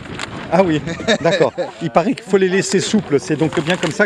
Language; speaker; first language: French; native; French